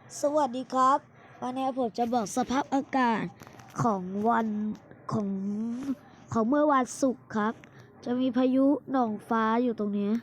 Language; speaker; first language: Thai; native; Thai